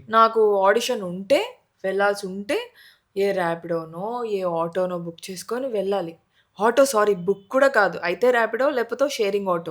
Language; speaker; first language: Telugu; native; Telugu